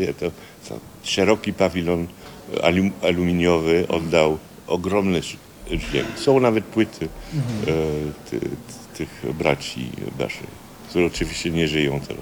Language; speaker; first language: Polish; early bilingual, heritage; Polish